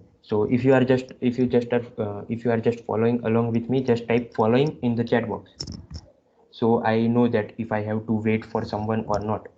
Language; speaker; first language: English; non-native, local second language; Gujarati